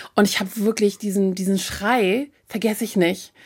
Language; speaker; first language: German; native; German